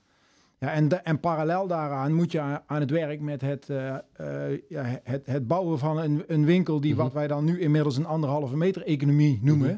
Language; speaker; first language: Dutch; native; Dutch